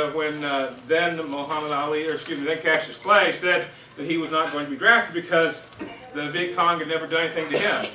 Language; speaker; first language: English; native; English